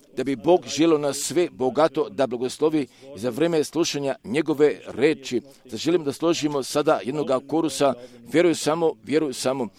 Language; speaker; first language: Croatian; non-native, fluent; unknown